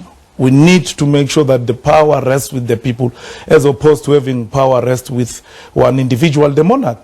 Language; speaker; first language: English; non-native, local second language; Swati